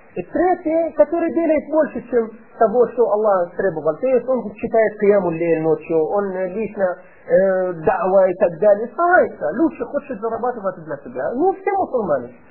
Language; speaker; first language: Russian; non-native, fluent; Arabic